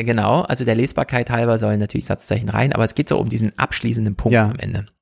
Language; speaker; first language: German; native; German